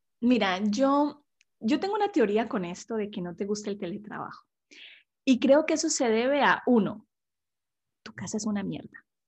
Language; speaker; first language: Spanish; native; Spanish